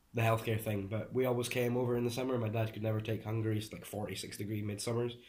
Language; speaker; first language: English; early bilingual, other home language; Hungarian